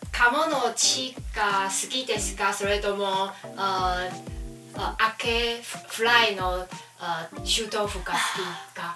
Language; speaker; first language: Japanese; non-native, learner; Chinese